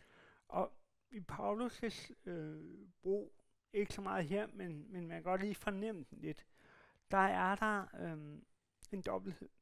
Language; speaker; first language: Danish; native; Danish